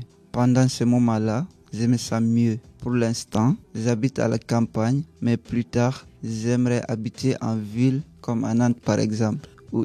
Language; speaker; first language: French; early bilingual, other home language; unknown